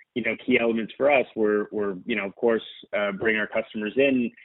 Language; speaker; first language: English; native; English